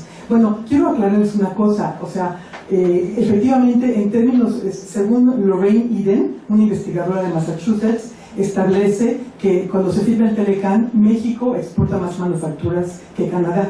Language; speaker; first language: Spanish; native; Spanish